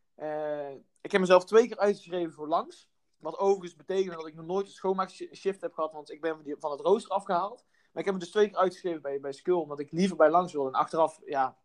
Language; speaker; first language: Dutch; native; Dutch